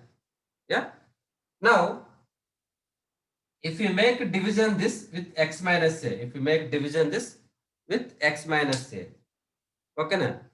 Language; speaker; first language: English; non-native, local second language; Telugu